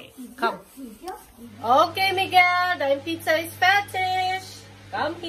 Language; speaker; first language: German; non-native, learner; Filipino